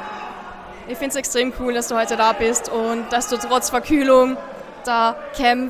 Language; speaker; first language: German; native; German